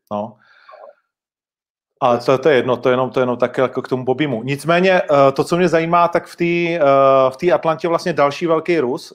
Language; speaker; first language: Czech; native; Czech